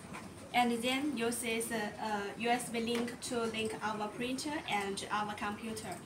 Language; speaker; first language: English; non-native, learner; Chinese